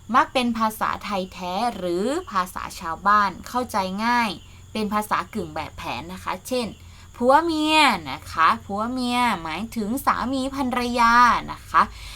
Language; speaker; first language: Thai; native; Thai